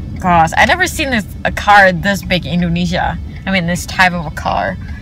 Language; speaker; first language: English; non-native, fluent; Indonesian